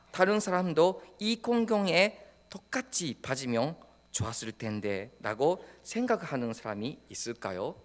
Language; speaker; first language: Korean; non-native, fluent; Japanese